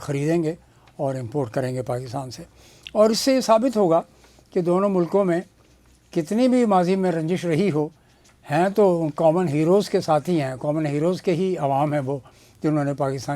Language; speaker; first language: Urdu; native; Urdu